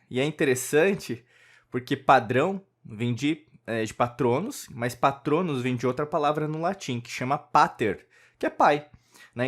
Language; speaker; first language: Portuguese; native; Portuguese